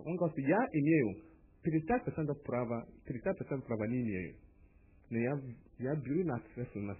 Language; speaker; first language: Russian; non-native, learner; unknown